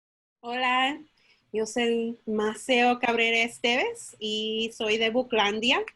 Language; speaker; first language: Spanish; early bilingual, heritage; Spanish